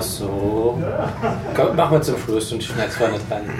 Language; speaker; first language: German; native; German